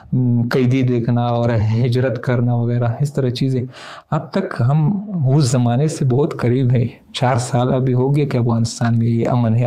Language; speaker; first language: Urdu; non-native, fluent; Pashto